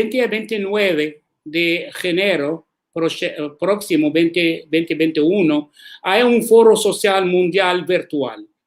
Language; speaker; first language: Spanish; non-native, learner; Arabic